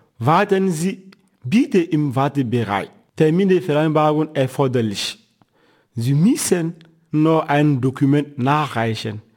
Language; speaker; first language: German; non-native, fluent; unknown